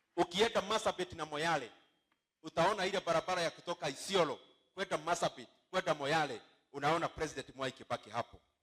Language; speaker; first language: Swahili; non-native, local second language; Kikuyu